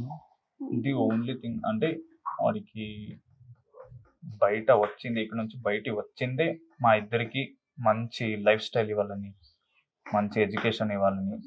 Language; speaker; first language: Telugu; non-native, local second language; Kannada